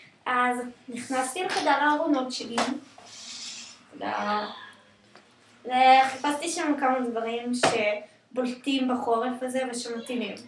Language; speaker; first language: Hebrew; native; Hebrew